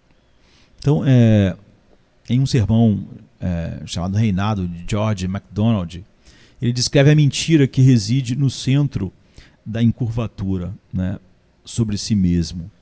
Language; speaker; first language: Portuguese; native; Portuguese